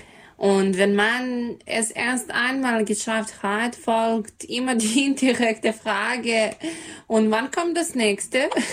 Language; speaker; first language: German; non-native, learner; Serbian